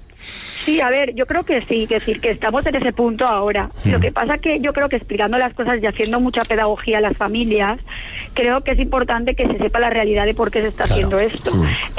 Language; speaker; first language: Spanish; native; Spanish